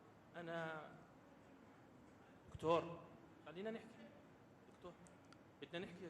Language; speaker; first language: Arabic; native; Arabic